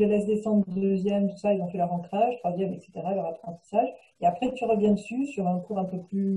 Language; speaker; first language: French; native; French